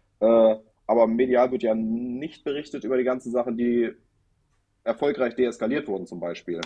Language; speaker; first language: German; native; German